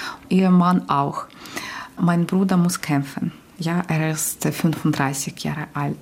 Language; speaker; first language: German; non-native, learner; Ukrainian